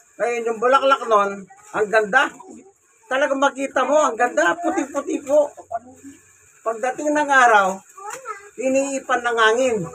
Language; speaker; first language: Filipino; non-native, local second language; Pampanga